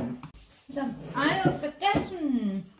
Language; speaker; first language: German; non-native, learner; Korean